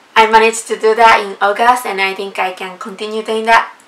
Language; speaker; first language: English; non-native, fluent; Japanese